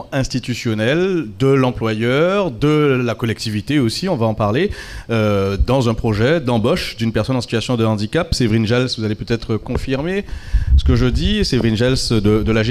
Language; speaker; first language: French; native; French